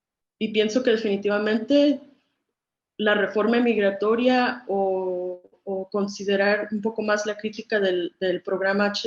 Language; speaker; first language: Spanish; early bilingual, other home language; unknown